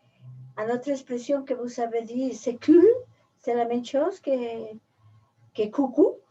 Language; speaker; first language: French; non-native, learner; Spanish